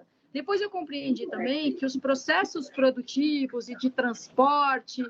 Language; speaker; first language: Portuguese; native; Portuguese